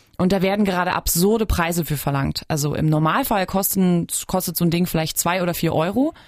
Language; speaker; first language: German; native; German